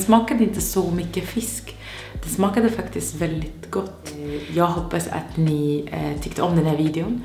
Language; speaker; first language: Swedish; non-native, fluent; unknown